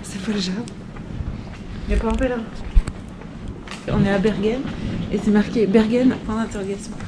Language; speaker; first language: French; native; French